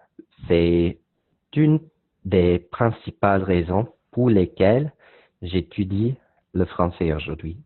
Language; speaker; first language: French; non-native, learner; English